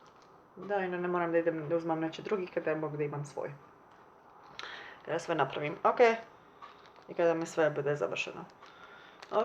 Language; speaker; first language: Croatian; early bilingual, heritage; Croatian